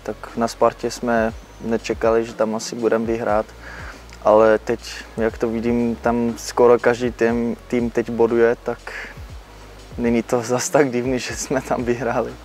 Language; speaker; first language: Czech; non-native, fluent; Dutch